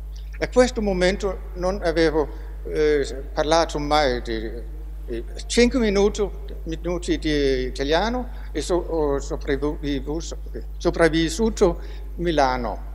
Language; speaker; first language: Italian; non-native, fluent; Danish